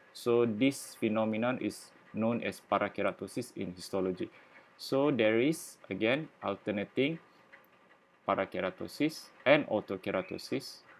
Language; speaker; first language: English; non-native, local second language; Malay